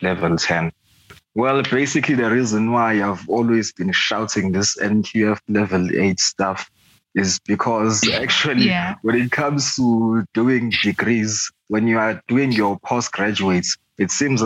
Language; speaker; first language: English; non-native, local second language; Zulu